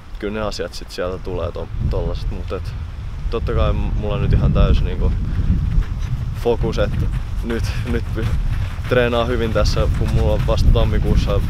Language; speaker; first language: Finnish; native; Finnish